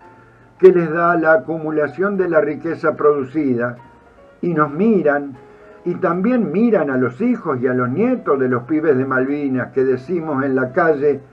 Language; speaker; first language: Spanish; native; Spanish